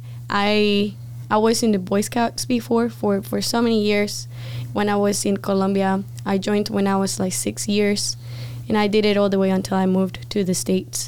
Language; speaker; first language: English; non-native, fluent; Spanish